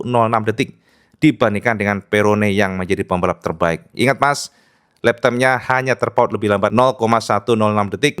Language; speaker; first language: Indonesian; native; Indonesian